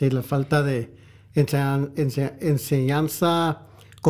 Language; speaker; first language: Spanish; early bilingual, heritage; Spanish